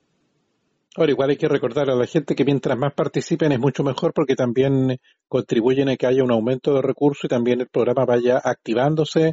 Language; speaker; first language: Spanish; native; Spanish